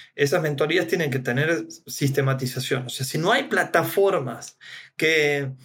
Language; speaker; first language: Spanish; native; Spanish